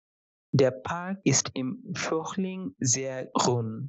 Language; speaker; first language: German; non-native, fluent; Bangla